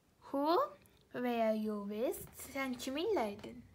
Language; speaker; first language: English; non-native, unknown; Azerbaijani